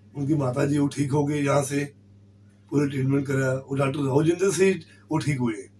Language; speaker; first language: Hindi; native; Hindi